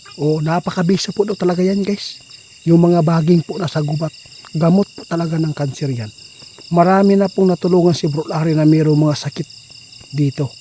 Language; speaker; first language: Filipino; non-native, local second language; Cebuano